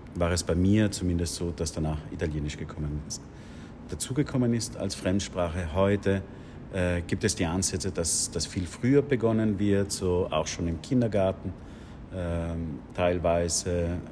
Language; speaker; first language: German; native; German